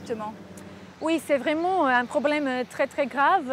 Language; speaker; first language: French; non-native, fluent; Croatian